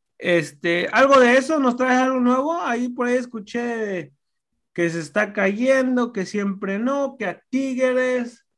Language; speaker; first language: Spanish; native; Spanish